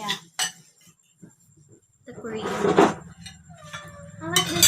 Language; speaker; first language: English; non-native, local second language; Cebuano